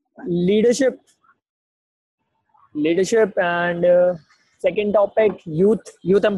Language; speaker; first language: English; non-native, local second language; Hindi